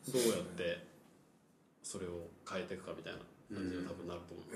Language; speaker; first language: Japanese; native; Japanese